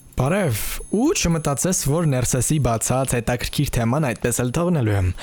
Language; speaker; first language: Armenian; native; Armenian